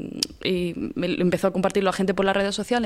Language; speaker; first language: Spanish; native; Spanish